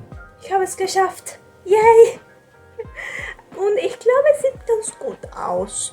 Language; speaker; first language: German; non-native, learner; Spanish